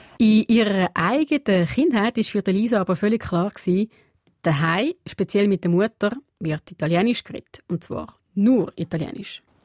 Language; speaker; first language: German; early bilingual, other home language; Portuguese